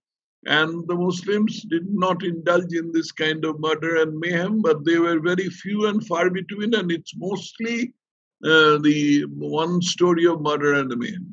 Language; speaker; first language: English; non-native, local second language; Bangla